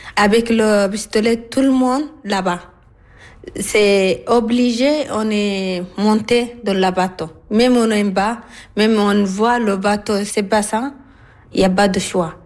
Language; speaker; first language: French; non-native, learner; Arabic